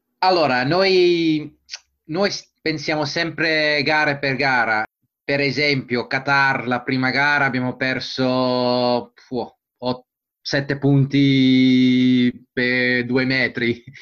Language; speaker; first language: Italian; non-native, fluent; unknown